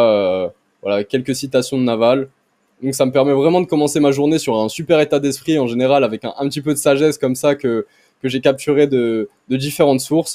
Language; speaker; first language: French; native; French